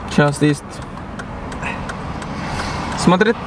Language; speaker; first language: Russian; non-native, learner; Urdu